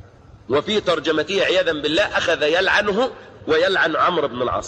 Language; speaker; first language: Arabic; native; Arabic